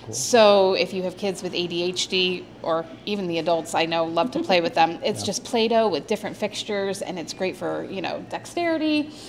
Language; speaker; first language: English; native; English